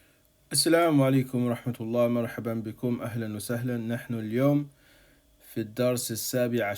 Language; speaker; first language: Arabic; non-native, fluent; English